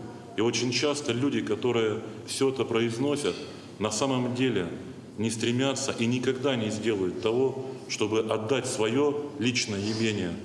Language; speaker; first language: Russian; native; Russian